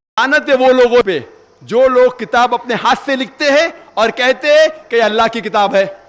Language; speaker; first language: Urdu; non-native, local second language; Konkani